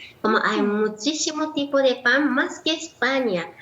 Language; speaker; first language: Spanish; non-native, learner; Japanese